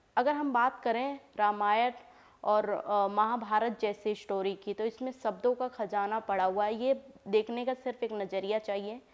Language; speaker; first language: Hindi; native; Hindi